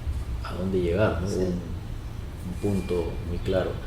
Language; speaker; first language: Spanish; native; Spanish